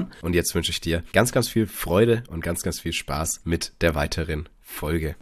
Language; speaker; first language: German; native; German